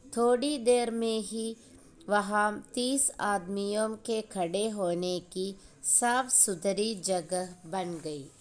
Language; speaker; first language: Hindi; non-native, local second language; Malayalam